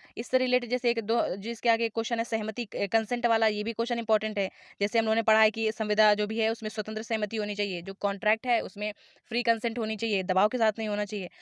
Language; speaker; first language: Hindi; native; Hindi